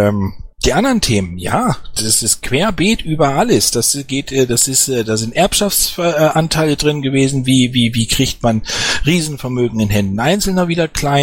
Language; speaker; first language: German; native; German